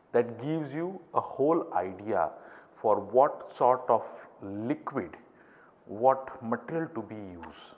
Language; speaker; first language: English; non-native, local second language; Gujarati